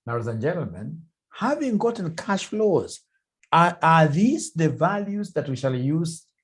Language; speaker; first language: English; non-native, local second language; Swahili